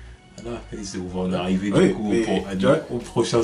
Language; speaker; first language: French; native; French